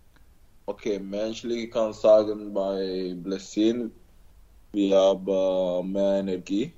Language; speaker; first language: German; non-native, learner; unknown